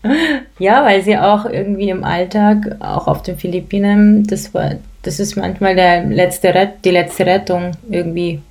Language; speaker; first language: German; early bilingual, other home language; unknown